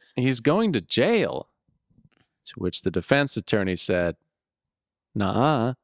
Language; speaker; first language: English; native; English